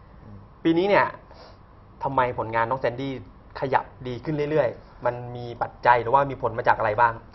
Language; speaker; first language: Thai; native; Thai